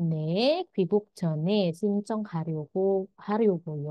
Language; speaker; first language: Korean; non-native, learner; Indonesian